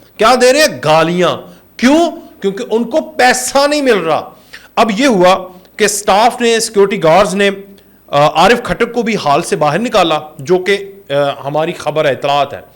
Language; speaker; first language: Urdu; non-native, local second language; Punjabi